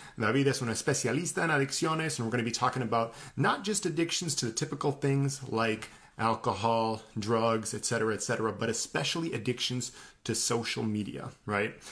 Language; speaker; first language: English; native; English